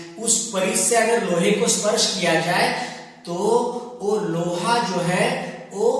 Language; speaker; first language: Hindi; non-native, local second language; Marathi